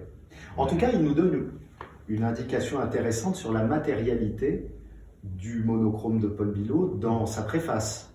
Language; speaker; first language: French; native; French